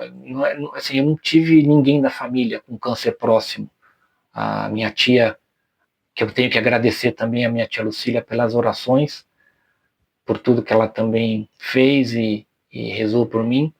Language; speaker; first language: Portuguese; native; Portuguese